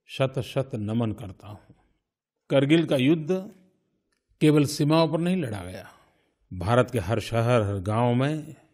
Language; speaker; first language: Hindi; non-native, local second language; Gujarati